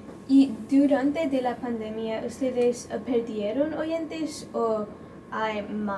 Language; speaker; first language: Spanish; non-native, learner; English